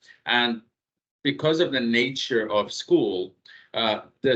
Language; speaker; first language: English; non-native, fluent; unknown